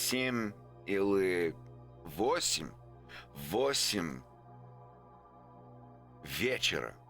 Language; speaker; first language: Russian; non-native, learner; English